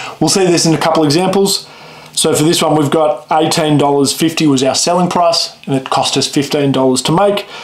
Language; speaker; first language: English; native; English